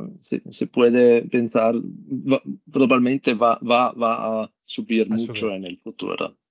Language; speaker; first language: Spanish; non-native, learner; German